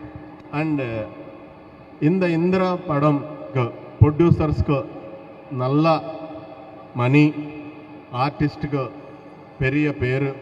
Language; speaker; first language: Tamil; non-native, learner; Telugu